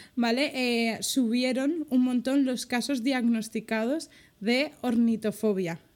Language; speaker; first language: Spanish; native; Spanish